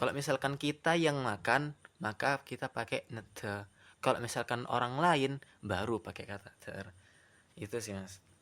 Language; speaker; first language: Indonesian; non-native, local second language; Madurese